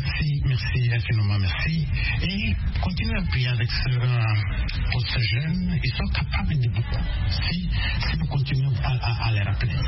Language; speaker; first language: French; non-native, local second language; Kinyarwanda